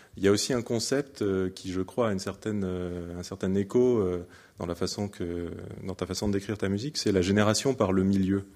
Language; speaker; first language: French; native; French